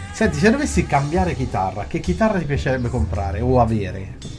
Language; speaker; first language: Italian; native; Italian